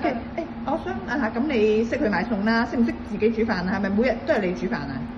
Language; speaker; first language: Cantonese; native; Cantonese